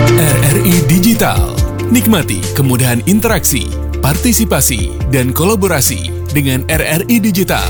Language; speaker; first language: Indonesian; native; Indonesian